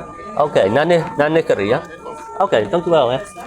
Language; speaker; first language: Dutch; non-native, learner; English